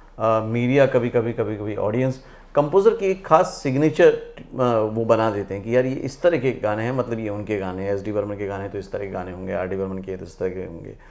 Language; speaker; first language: Hindi; native; Hindi